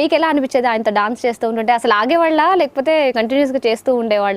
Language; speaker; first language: Telugu; native; Telugu